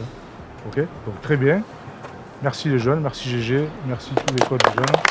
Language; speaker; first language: French; native; French